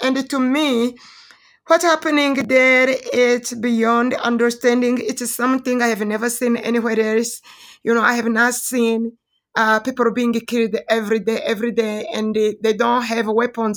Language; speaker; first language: English; non-native, local second language; Kinyarwanda